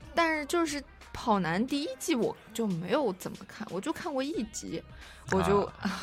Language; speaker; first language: Chinese; native; Chinese